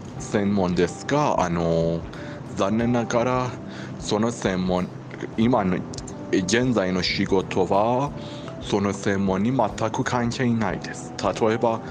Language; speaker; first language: Japanese; non-native, learner; Persian